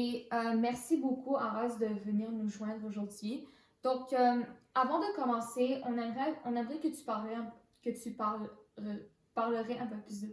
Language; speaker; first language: French; native; French